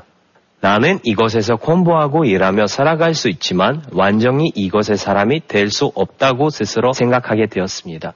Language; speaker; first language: Korean; non-native, fluent; Russian